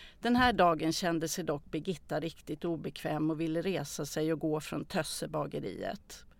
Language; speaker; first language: Swedish; native; Swedish